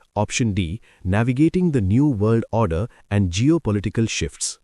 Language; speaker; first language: English; non-native, local second language; Hindi